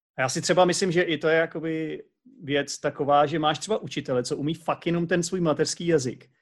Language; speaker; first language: Czech; native; Czech